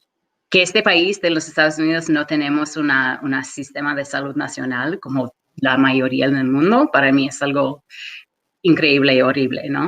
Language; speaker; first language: Spanish; non-native, fluent; English